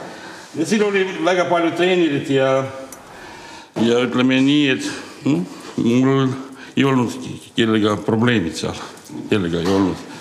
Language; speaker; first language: Estonian; non-native, local second language; Russian